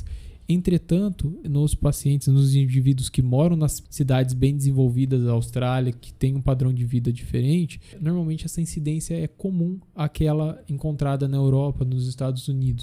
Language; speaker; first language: Portuguese; native; Portuguese